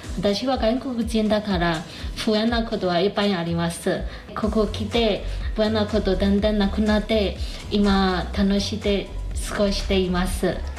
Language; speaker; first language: Japanese; non-native, learner; Burmese